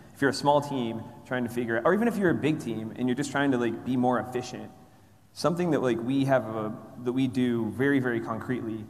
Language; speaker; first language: English; native; English